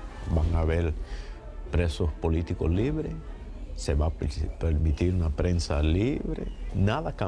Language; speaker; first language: Spanish; early bilingual, heritage; Spanish